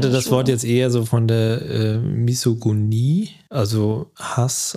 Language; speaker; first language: German; native; German